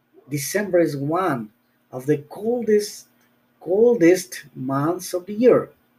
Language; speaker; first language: English; non-native, learner; Spanish